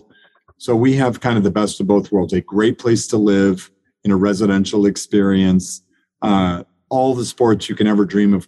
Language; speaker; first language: English; native; English